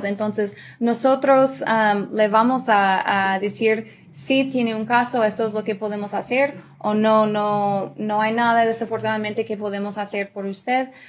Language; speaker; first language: Spanish; early bilingual, other home language; English